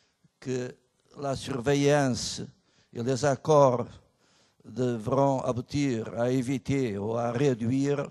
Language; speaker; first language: French; non-native, fluent; Portuguese